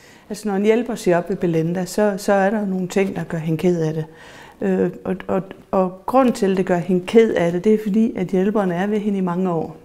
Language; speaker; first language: Danish; native; Danish